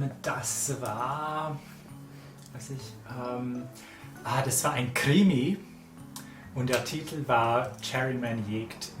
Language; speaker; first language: German; non-native, fluent; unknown